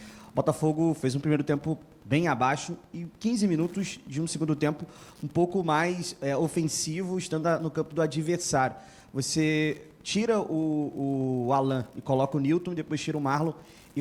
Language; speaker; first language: Portuguese; native; Portuguese